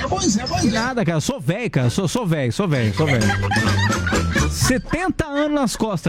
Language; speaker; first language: Portuguese; native; Portuguese